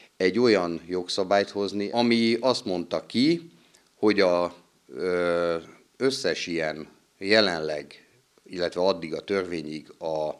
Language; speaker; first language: Hungarian; native; Hungarian